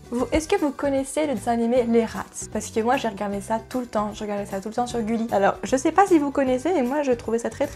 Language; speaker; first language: French; native; French